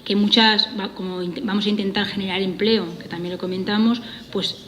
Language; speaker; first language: Spanish; non-native, local second language; Catalan